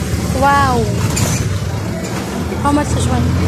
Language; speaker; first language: English; non-native, local second language; Cebuano